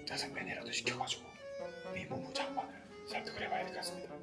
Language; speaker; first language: Korean; native; Korean